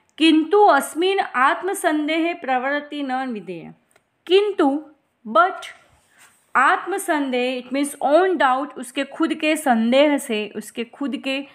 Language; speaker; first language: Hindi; non-native, local second language; Gujarati